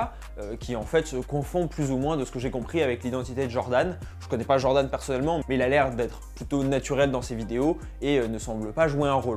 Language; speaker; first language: French; native; French